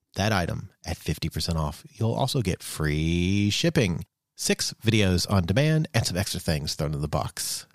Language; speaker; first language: English; native; English